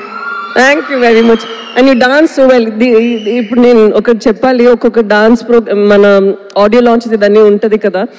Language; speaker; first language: Telugu; non-native, local second language; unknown